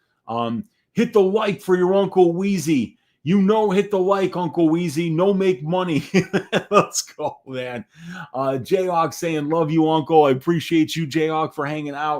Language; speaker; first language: English; native; English